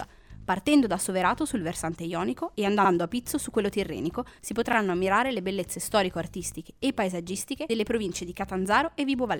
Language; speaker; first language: Italian; native; Italian